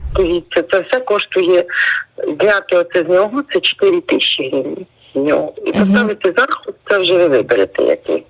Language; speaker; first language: Ukrainian; native; Ukrainian